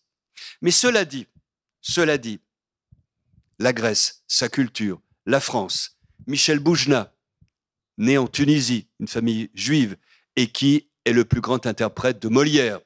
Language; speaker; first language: French; native; French